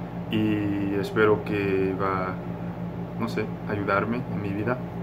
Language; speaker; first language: Spanish; non-native, learner; English